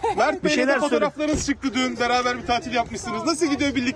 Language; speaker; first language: Turkish; native; Turkish